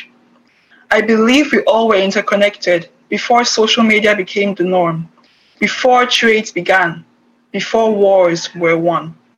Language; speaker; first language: English; non-native, local second language; Igbo